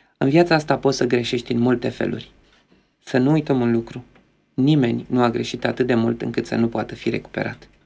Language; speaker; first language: Romanian; native; Romanian